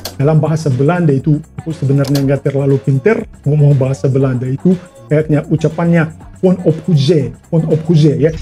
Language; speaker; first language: Indonesian; non-native, fluent; Russian